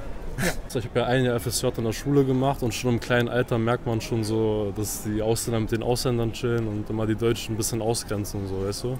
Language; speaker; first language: German; early bilingual, other home language; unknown